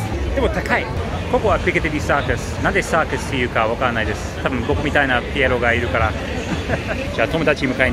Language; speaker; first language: Japanese; non-native, fluent; English